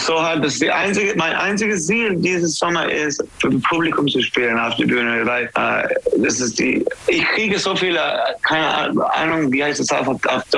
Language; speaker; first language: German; non-native, fluent; English